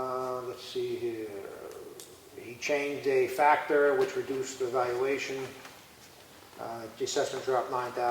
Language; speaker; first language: English; native; English